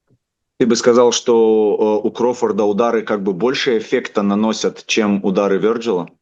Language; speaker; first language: Russian; native; Russian